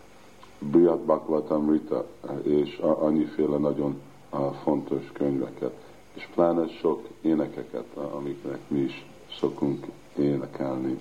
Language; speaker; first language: Hungarian; early bilingual, heritage; Hungarian